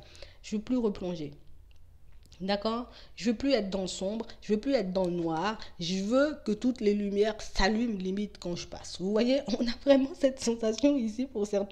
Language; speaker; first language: French; native; French